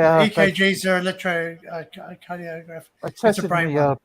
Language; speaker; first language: English; native; English